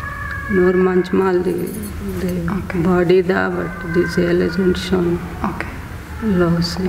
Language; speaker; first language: German; non-native, learner; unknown